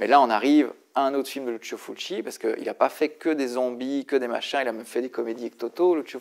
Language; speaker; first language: French; native; French